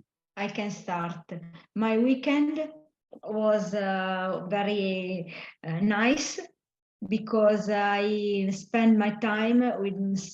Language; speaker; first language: English; non-native, learner; Italian